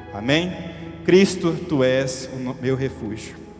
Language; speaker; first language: Portuguese; native; Portuguese